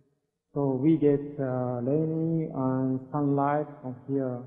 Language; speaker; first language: English; non-native, learner; Japanese